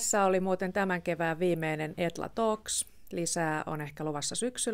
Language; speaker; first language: Finnish; native; Finnish